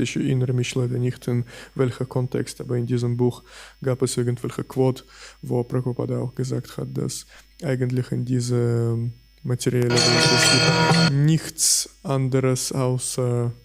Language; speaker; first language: German; non-native, fluent; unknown